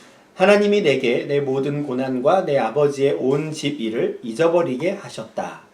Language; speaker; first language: Korean; native; Korean